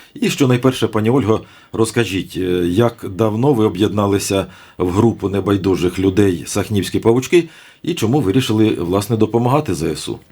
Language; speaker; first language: Ukrainian; native; Ukrainian